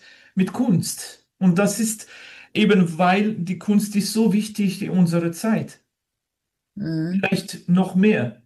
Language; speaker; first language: German; non-native, fluent; French